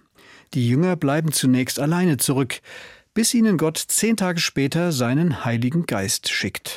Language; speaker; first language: German; native; German